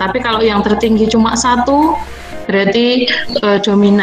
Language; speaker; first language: Indonesian; native; Indonesian